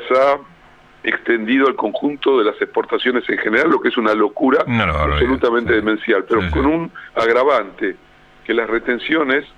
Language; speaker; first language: Spanish; native; Spanish